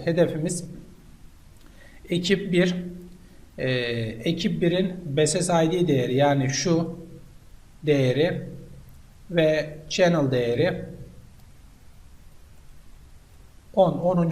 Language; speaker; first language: Turkish; native; Turkish